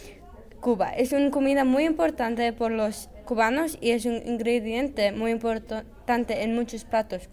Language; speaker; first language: Spanish; non-native, learner; English